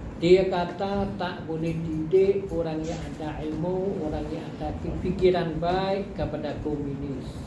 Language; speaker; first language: Malay; non-native, fluent; Eastern Cham